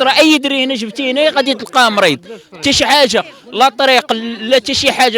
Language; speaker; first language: Arabic; native; Arabic